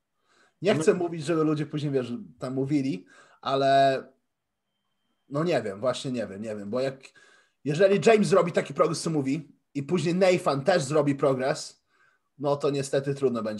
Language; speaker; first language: Polish; early bilingual, heritage; Polish